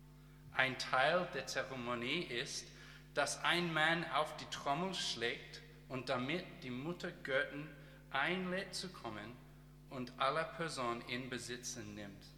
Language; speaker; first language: German; non-native, learner; English